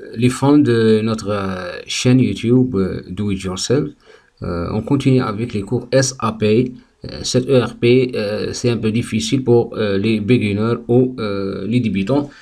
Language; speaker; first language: French; non-native, fluent; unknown